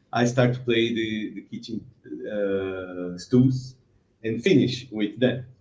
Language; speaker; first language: English; non-native, learner; Portuguese